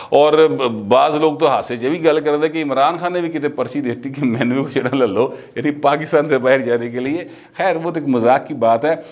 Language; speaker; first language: Urdu; non-native, local second language; Punjabi